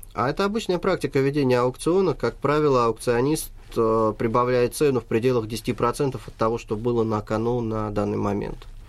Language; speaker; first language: Russian; native; Russian